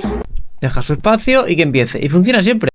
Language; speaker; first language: Spanish; native; Spanish